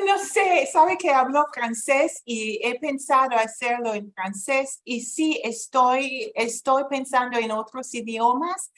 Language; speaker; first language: Spanish; non-native, fluent; English